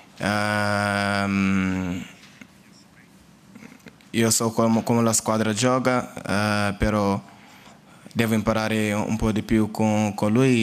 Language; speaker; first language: Italian; non-native, learner; Portuguese